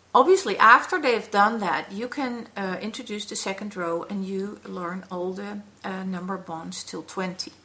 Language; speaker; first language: English; non-native, fluent; Dutch